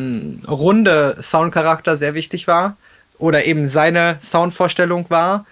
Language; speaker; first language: German; native; German